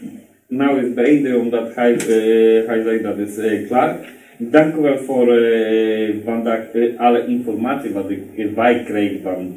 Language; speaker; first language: Dutch; non-native, learner; Polish